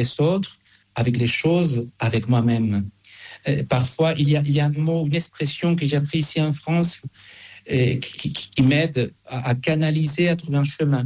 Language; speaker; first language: French; non-native, fluent; Spanish